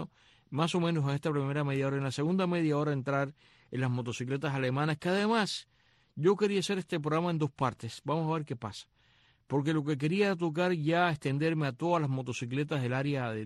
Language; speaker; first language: Spanish; native; Spanish